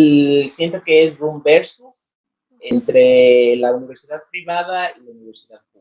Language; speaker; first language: Spanish; native; Spanish